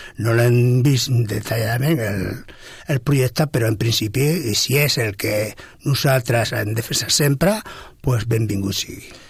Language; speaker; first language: Catalan; non-native, local second language; Spanish